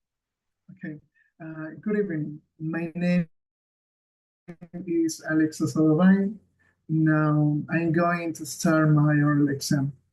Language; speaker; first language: English; non-native, learner; Spanish